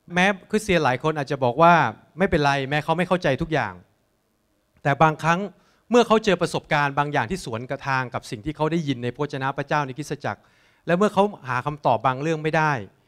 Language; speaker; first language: Thai; native; Thai